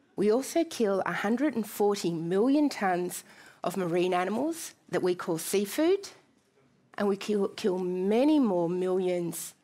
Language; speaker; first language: English; native; English